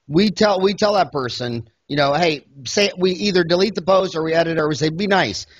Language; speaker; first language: English; native; English